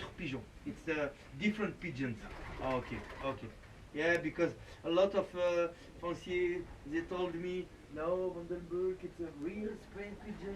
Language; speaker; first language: English; non-native, learner; French